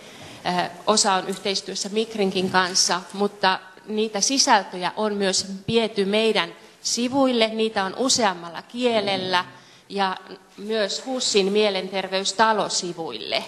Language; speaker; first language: Finnish; native; Finnish